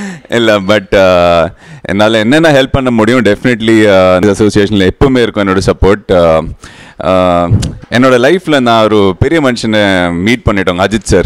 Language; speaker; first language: Tamil; non-native, fluent; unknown